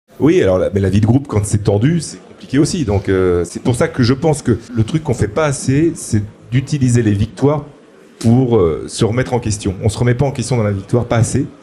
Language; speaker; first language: French; native; French